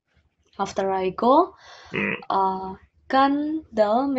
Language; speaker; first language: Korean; non-native, learner; English